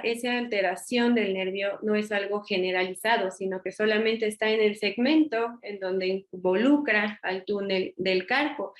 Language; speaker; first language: Spanish; native; Spanish